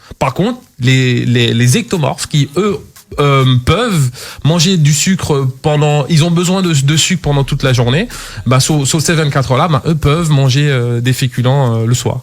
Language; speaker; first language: French; non-native, local second language; Haitian Creole